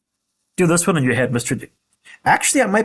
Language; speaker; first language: English; native; English